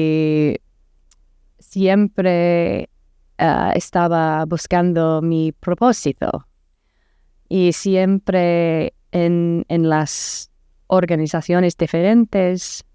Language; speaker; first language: Spanish; non-native, learner; English